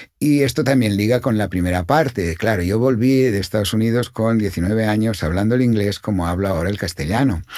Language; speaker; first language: Spanish; non-native, local second language; Catalan